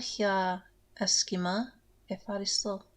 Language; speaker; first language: Greek; non-native, learner; English